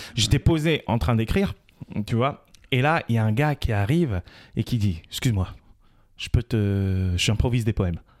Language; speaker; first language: French; native; French